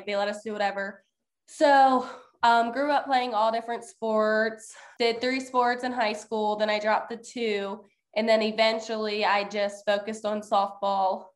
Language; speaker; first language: English; native; English